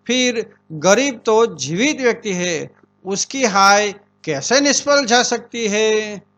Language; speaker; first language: Hindi; non-native, local second language; Gujarati